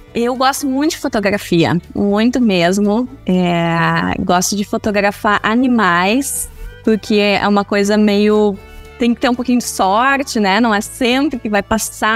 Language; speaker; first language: Portuguese; native; Portuguese